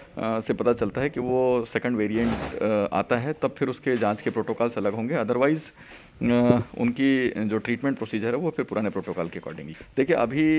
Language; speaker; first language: Hindi; native; Hindi